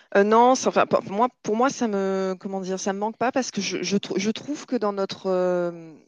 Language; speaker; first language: French; native; French